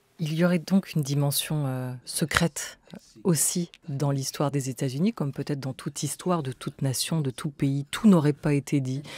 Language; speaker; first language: French; native; French